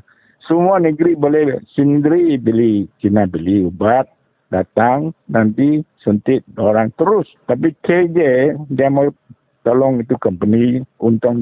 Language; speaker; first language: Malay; non-native, local second language; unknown